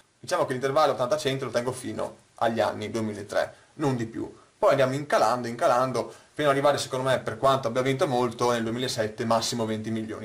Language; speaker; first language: Italian; native; Italian